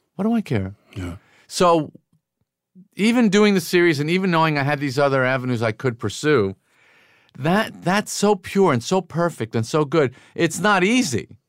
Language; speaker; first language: English; native; English